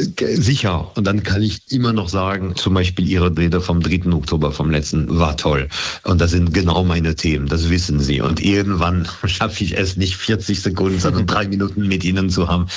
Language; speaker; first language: German; non-native, fluent; French